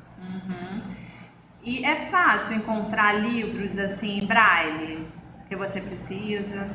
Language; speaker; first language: Portuguese; native; Portuguese